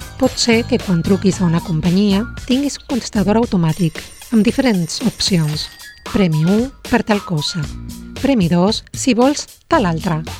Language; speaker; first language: Catalan; non-native, fluent; Spanish